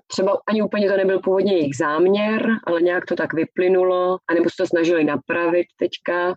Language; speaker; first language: Czech; native; Czech